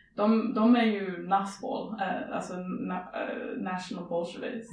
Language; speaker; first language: Swedish; non-native, fluent; English